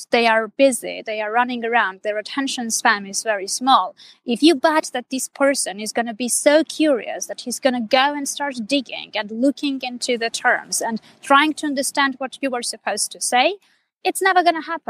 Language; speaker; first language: English; non-native, fluent; Armenian